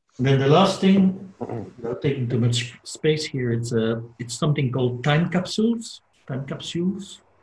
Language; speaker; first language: English; non-native, fluent; Dutch